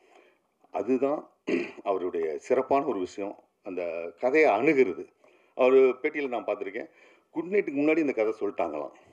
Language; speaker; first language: Tamil; native; Tamil